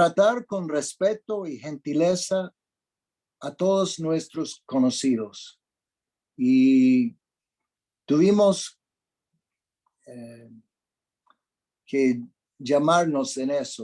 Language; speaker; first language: Spanish; non-native, fluent; English